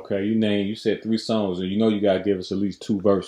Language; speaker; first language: English; native; English